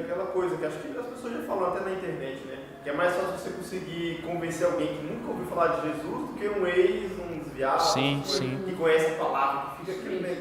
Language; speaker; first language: Portuguese; native; Portuguese